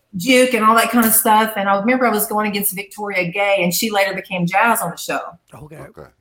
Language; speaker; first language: English; native; English